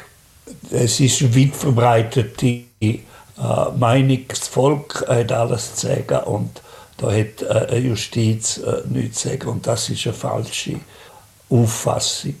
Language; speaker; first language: German; native; German